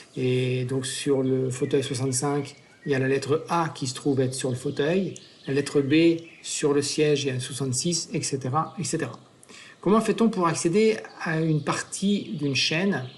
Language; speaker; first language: French; native; French